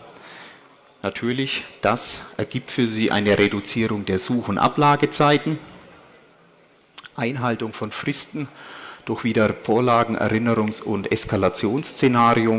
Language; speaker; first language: German; native; German